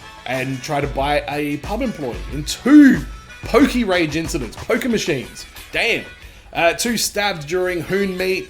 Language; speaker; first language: English; native; English